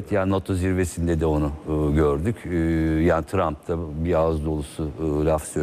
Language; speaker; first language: Turkish; native; Turkish